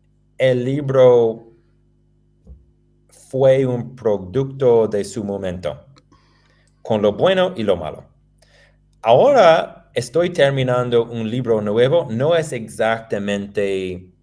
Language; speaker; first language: Spanish; non-native, fluent; English